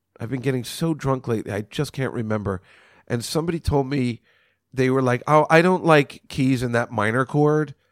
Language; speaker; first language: English; native; English